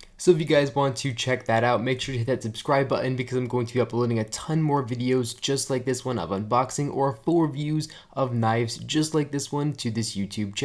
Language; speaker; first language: English; native; English